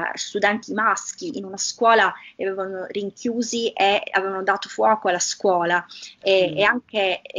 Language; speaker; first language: Italian; native; Italian